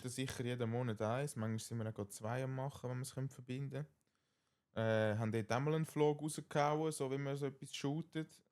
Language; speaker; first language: German; native; German